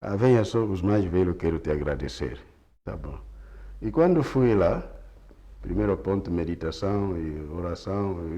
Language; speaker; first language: Portuguese; non-native, local second language; Kongo